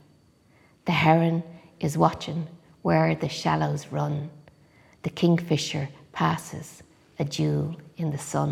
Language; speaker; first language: English; native; English